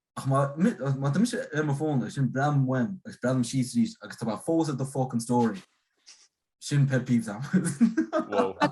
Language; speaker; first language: Irish; native; Irish